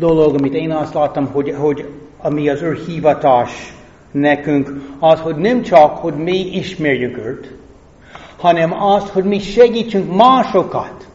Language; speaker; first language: Hungarian; non-native, fluent; English